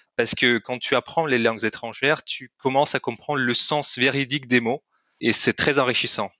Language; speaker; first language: French; non-native, fluent; Russian